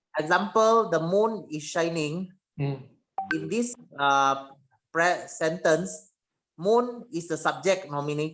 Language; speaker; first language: English; non-native, learner; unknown